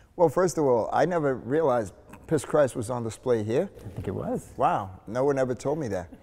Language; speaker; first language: English; native; English